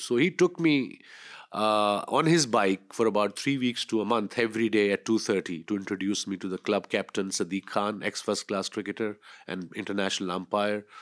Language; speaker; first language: English; non-native, local second language; Urdu